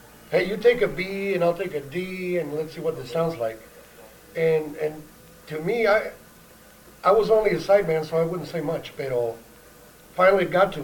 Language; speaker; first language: English; early bilingual, other home language; Spanish